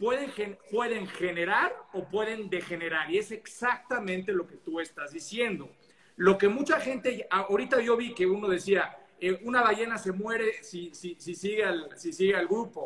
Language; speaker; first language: Spanish; native; Spanish